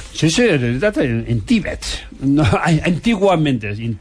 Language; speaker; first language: Spanish; non-native, fluent; Tibetan